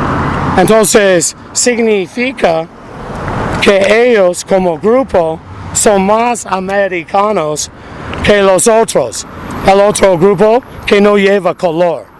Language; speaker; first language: Spanish; non-native, fluent; English